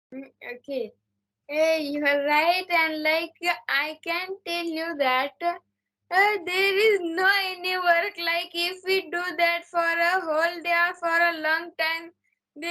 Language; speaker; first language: English; non-native, learner; Marathi